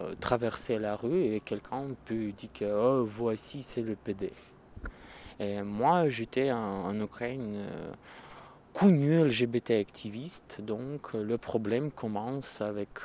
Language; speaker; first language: French; non-native, learner; Russian